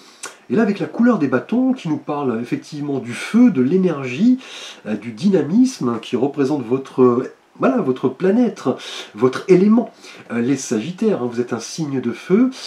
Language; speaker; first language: French; native; French